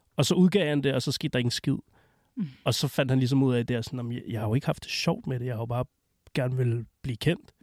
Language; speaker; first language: Danish; native; Danish